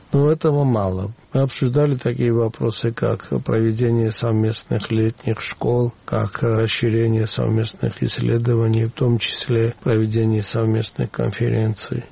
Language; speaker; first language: Russian; non-native, local second language; Georgian